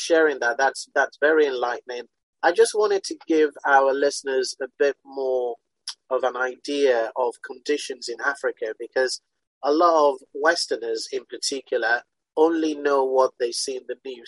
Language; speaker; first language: English; non-native, local second language; Yoruba